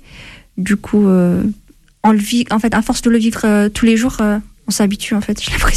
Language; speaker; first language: French; non-native, fluent; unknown